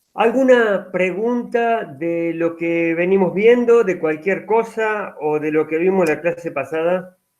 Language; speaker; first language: Spanish; native; Spanish